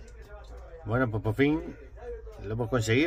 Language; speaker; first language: Spanish; native; Spanish